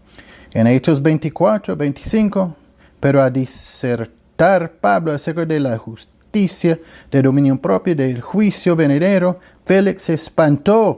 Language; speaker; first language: Spanish; non-native, learner; English